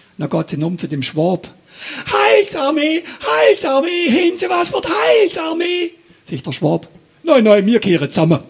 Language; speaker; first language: German; native; German